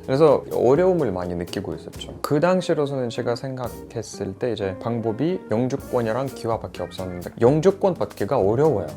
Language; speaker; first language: Korean; non-native, fluent; Russian